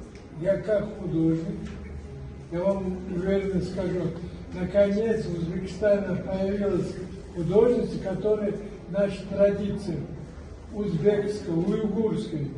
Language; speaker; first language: Russian; non-native, local second language; Uzbek